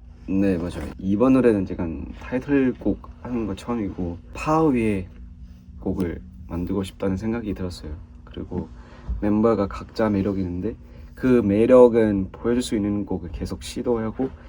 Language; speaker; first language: Korean; non-native, fluent; Thai